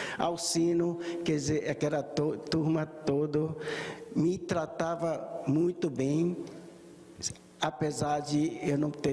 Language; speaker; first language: Portuguese; early bilingual, other home language; Japanese